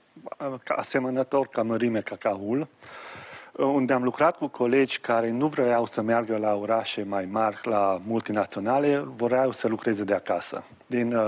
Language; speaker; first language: Romanian; non-native, local second language; Hungarian